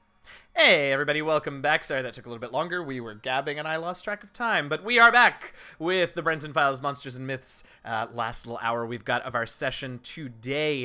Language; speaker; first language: English; native; English